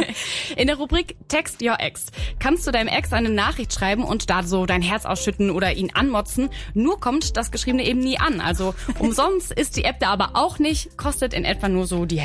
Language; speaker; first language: German; native; German